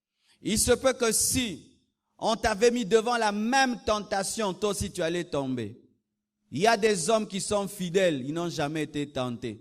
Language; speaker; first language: French; non-native, local second language; Lingala